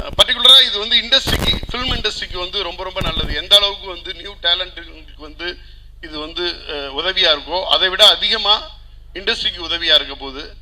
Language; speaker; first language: Tamil; native; Tamil